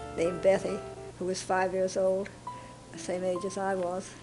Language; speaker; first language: English; native; English